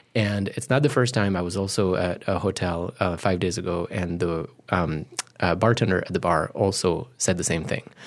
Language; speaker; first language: English; non-native, fluent; French